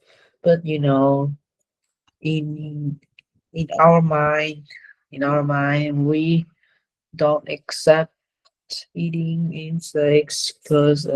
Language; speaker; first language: English; non-native, learner; Vietnamese